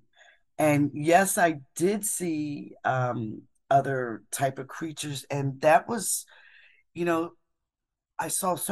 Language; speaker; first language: English; native; English